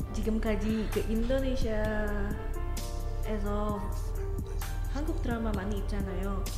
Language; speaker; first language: Korean; non-native, local second language; Indonesian